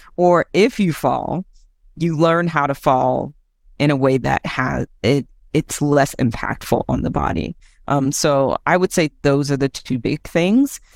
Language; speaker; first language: English; native; English